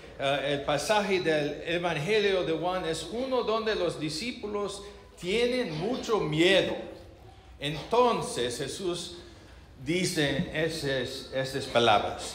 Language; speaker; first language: Spanish; non-native, learner; English